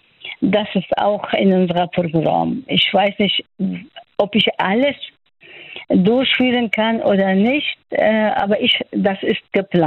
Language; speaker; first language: German; non-native, fluent; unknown